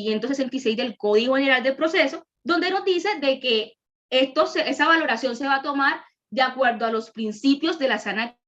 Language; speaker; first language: Spanish; native; Spanish